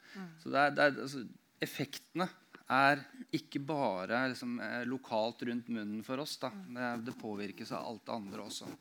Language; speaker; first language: Norwegian; native; Norwegian